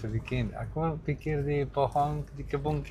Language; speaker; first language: Indonesian; non-native, learner; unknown